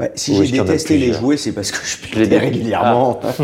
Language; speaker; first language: French; native; French